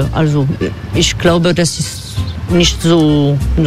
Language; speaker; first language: German; non-native, fluent; French